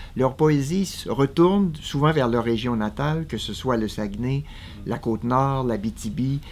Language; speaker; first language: French; native; French